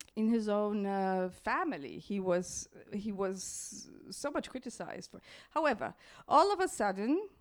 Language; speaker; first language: English; non-native, fluent; German